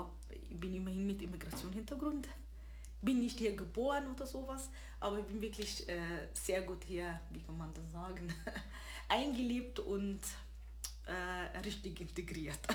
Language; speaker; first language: German; early bilingual, other home language; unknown